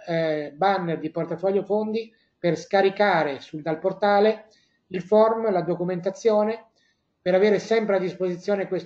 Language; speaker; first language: Italian; native; Italian